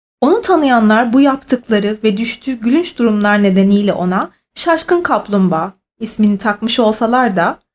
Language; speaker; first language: Turkish; native; Turkish